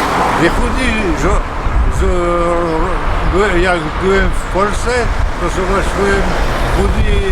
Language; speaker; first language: Polish; early bilingual, heritage; Polish